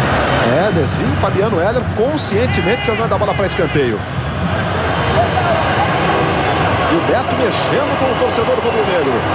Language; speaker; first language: Portuguese; native; Portuguese